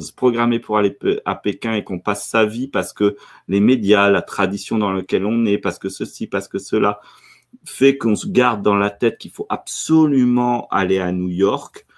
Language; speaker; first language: French; native; French